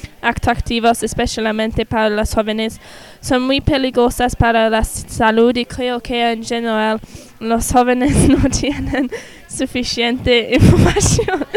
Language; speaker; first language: Spanish; non-native, learner; English